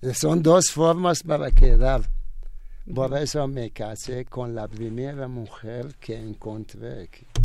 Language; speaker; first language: Spanish; non-native, learner; Arabic